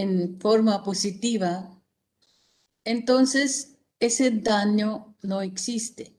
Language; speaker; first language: Spanish; non-native, fluent; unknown